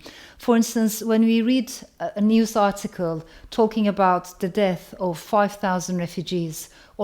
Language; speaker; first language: English; non-native, fluent; Turkish